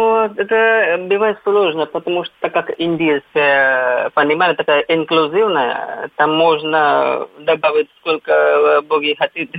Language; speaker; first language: Russian; non-native, fluent; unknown